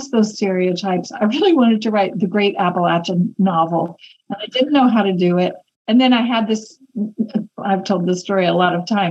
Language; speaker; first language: English; native; English